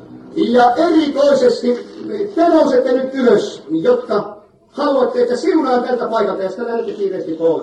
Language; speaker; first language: Finnish; native; Finnish